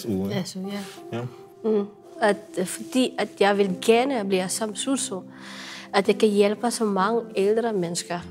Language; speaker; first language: Danish; non-native, learner; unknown